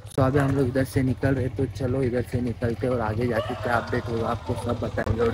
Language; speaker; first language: Hindi; non-native, local second language; Marathi